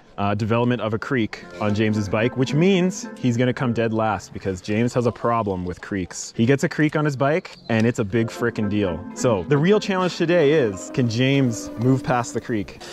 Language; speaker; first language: English; native; English